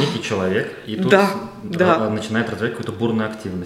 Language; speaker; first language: Russian; native; Russian